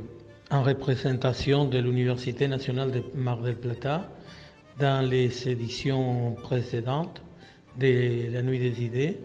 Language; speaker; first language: French; non-native, fluent; Spanish